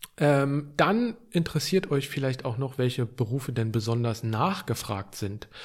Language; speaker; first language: German; native; German